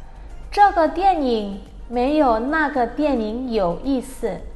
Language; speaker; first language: Chinese; non-native, fluent; Indonesian